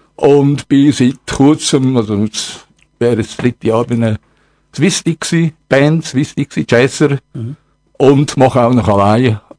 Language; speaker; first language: German; native; German